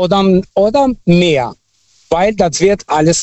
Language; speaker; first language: German; non-native, fluent; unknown